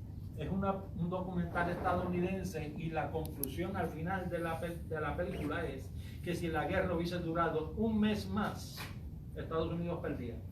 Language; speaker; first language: Spanish; native; Spanish